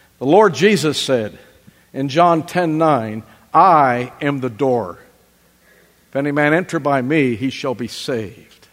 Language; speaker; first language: English; native; English